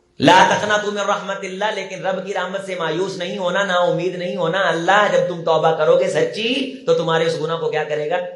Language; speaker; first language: Urdu; non-native, local second language; Punjabi